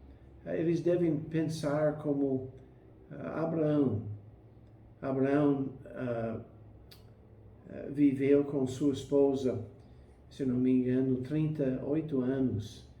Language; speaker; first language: Portuguese; non-native, fluent; English